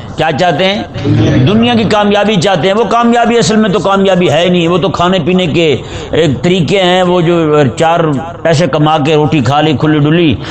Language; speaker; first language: Urdu; non-native, local second language; Punjabi